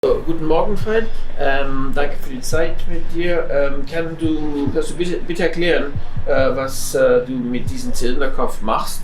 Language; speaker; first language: German; non-native, fluent; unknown